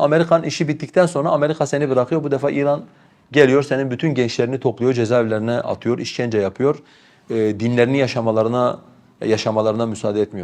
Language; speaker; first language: Turkish; non-native, local second language; Kurdish